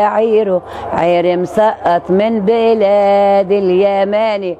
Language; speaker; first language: Arabic; native; Arabic